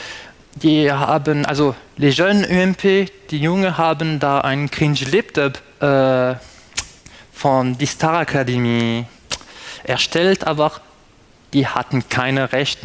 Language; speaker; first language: German; non-native, fluent; French